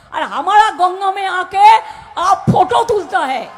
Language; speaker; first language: Hindi; non-native, local second language; Bangla